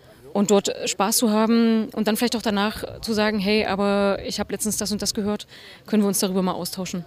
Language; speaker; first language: German; native; German